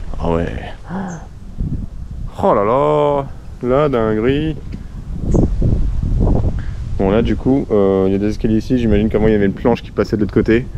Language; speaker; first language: French; native; French